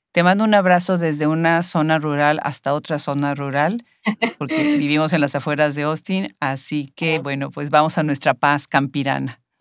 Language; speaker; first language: Spanish; native; Spanish